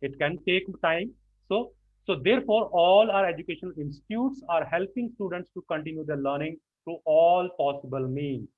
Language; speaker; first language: English; non-native, local second language; Punjabi